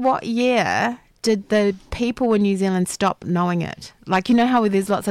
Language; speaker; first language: English; native; English